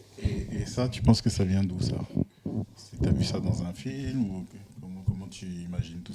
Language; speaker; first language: French; native; French